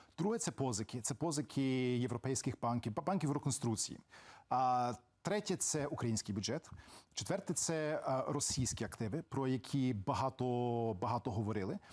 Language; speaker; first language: Ukrainian; early bilingual, heritage; Ukrainian